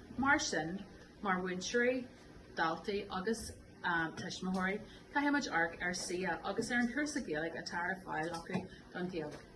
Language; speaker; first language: Irish; non-native, local second language; English